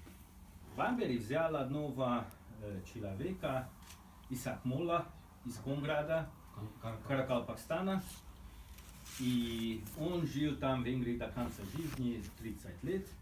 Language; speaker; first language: Russian; non-native, fluent; Hungarian